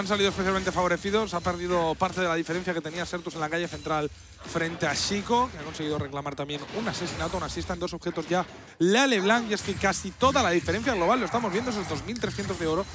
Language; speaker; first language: Spanish; native; Spanish